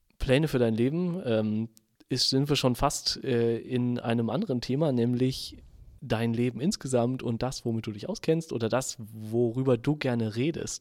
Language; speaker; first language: German; native; German